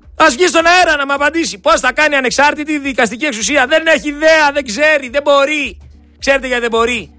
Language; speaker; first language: Greek; native; Greek